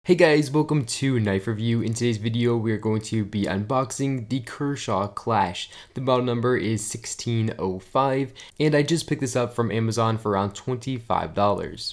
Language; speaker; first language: English; native; English